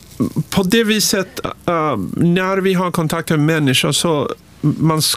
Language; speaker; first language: Swedish; non-native, fluent; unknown